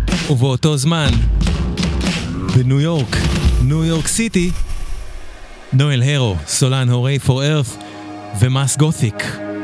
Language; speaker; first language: Hebrew; native; Hebrew